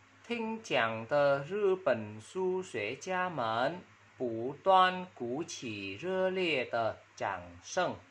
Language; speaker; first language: Chinese; non-native, fluent; Vietnamese